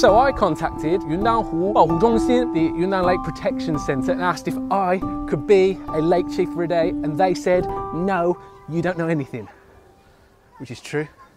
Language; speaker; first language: English; native; English